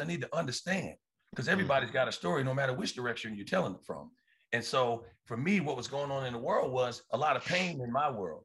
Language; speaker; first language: English; native; English